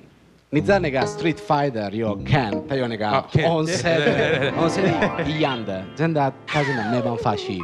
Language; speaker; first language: Chinese; non-native, fluent; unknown